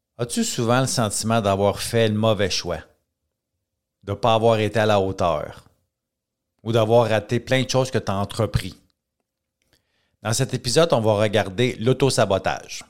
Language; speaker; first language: French; native; French